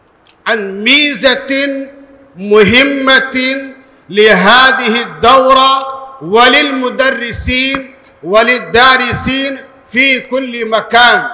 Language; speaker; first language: Arabic; non-native, fluent; Urdu